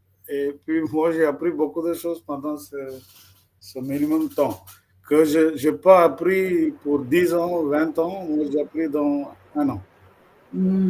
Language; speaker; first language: French; non-native, fluent; Malayalam